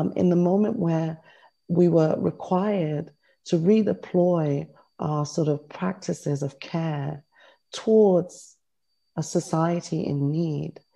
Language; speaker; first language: English; native; English